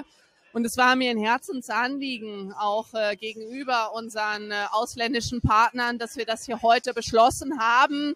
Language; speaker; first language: German; native; German